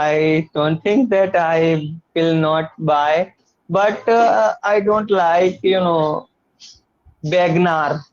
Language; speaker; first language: English; non-native, learner; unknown